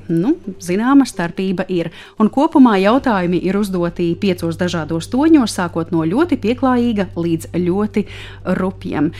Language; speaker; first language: Latvian; native; Latvian